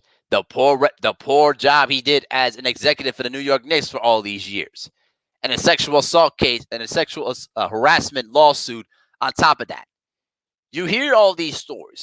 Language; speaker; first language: English; native; English